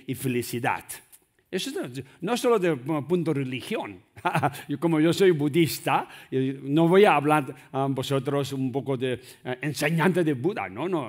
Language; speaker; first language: Spanish; non-native, learner; Tibetan